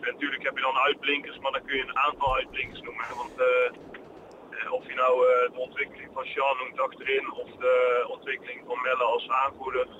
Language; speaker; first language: Dutch; native; Dutch